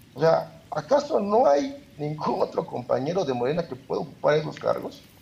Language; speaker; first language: Spanish; native; Spanish